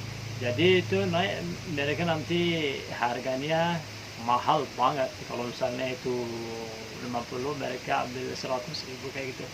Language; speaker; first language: Indonesian; non-native, fluent; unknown